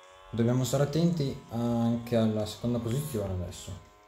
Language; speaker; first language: Italian; native; Italian